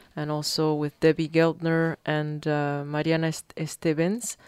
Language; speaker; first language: English; early bilingual, other home language; Spanish